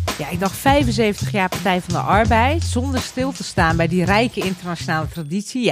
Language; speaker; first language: Dutch; early bilingual, other home language; Hungarian